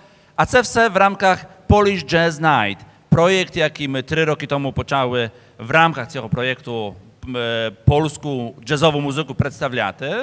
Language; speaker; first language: Ukrainian; non-native, fluent; Polish